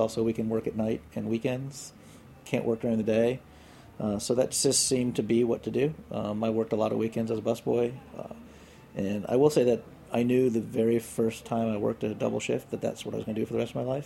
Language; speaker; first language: English; native; English